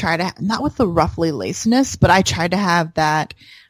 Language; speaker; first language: English; native; English